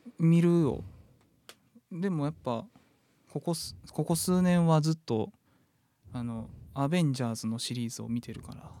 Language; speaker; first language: Japanese; native; Japanese